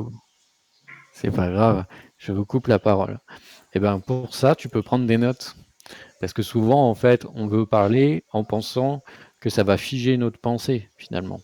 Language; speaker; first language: French; native; French